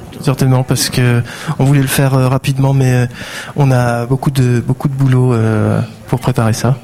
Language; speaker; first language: French; native; French